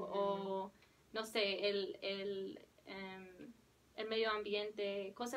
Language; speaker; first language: Spanish; non-native, learner; English